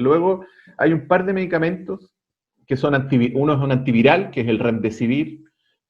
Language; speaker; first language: Spanish; native; Spanish